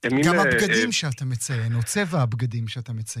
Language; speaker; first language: Hebrew; native; Hebrew